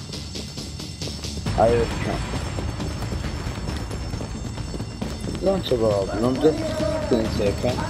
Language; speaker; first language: English; non-native, learner; Arabic